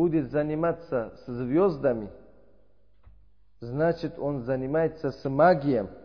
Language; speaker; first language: Russian; non-native, learner; Uzbek